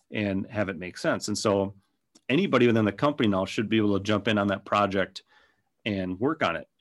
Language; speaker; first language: English; native; English